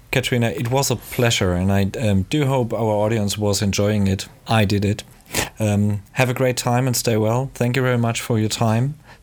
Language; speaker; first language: English; non-native, fluent; German